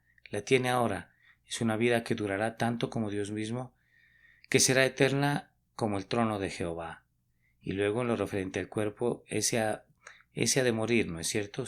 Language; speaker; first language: Spanish; native; Spanish